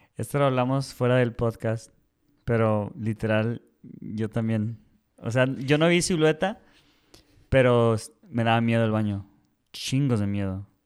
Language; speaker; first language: Spanish; early bilingual, heritage; Spanish